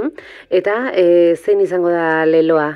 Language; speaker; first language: Basque; native; Basque